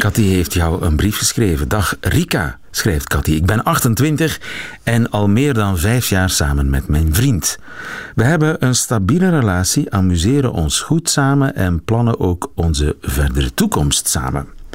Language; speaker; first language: Dutch; native; Dutch